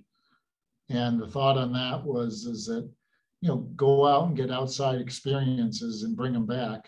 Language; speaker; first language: English; native; English